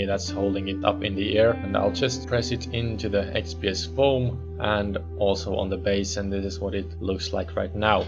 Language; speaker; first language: English; non-native, fluent; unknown